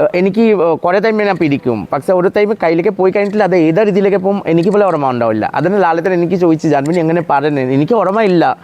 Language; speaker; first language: Malayalam; non-native, local second language; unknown